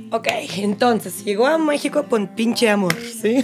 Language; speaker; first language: Spanish; non-native, learner; Russian